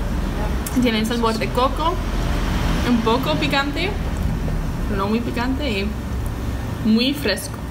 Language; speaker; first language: Spanish; non-native, learner; English